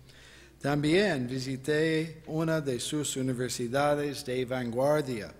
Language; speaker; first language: Spanish; non-native, fluent; English